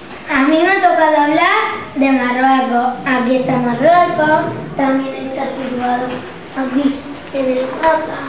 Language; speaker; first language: Spanish; early bilingual, other home language; Arabic